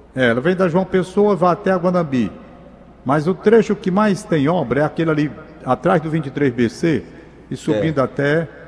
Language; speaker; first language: Portuguese; native; Portuguese